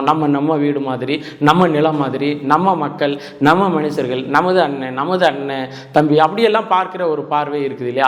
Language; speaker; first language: Tamil; native; Tamil